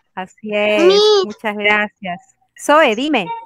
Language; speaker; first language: Spanish; native; Spanish